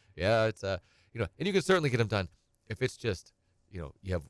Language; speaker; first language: English; native; English